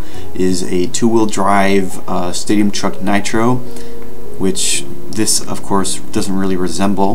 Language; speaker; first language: English; native; English